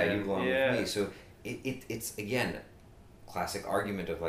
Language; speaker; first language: English; native; English